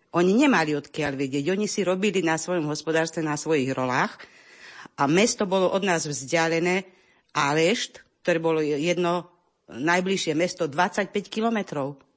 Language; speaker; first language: Slovak; early bilingual, heritage; Slovak